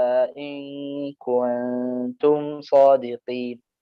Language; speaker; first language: Arabic; native; Arabic